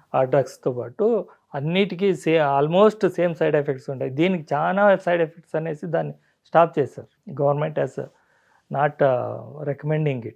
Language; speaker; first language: Telugu; native; Telugu